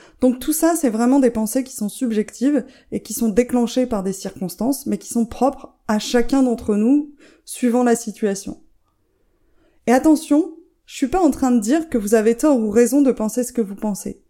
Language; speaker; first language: French; native; French